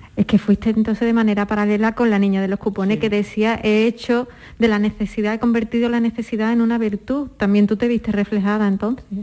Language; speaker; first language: Spanish; native; Spanish